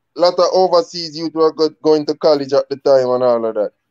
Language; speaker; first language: English; native; English